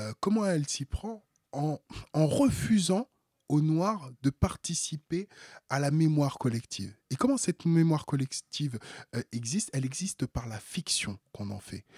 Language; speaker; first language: French; early bilingual, other home language; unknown